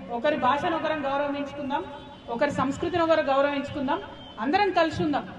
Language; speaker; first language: Telugu; native; Telugu